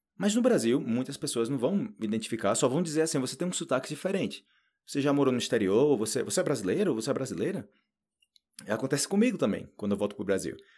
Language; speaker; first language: Portuguese; native; Portuguese